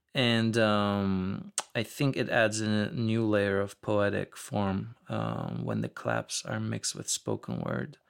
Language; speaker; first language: English; non-native, fluent; Turkish